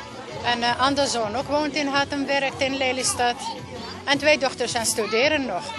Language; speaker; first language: Dutch; non-native, learner; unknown